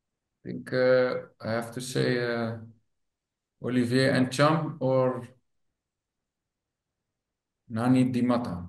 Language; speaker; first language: English; non-native, fluent; Dutch